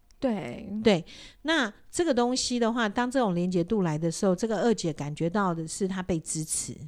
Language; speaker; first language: Chinese; native; Chinese